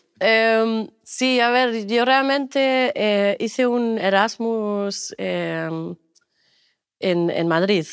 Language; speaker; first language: Spanish; non-native, fluent; German